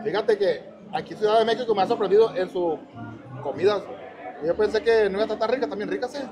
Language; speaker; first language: Spanish; native; Spanish